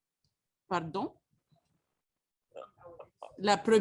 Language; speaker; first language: French; non-native, learner; Arabic